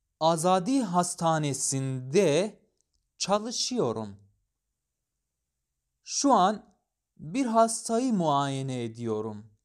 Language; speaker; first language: Turkish; non-native, fluent; Arabic